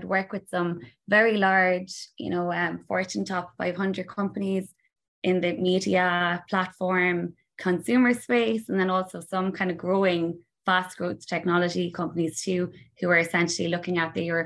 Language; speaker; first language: English; native; English